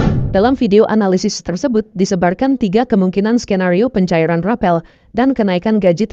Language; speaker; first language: Indonesian; native; Indonesian